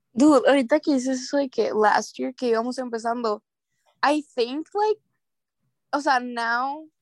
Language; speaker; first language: Spanish; early bilingual, heritage; Spanish